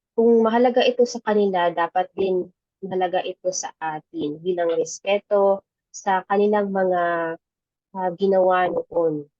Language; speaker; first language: Filipino; non-native, local second language; Cebuano